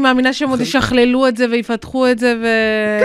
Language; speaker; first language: Hebrew; native; Hebrew